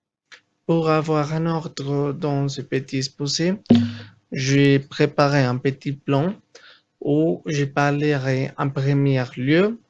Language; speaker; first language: French; non-native, learner; Spanish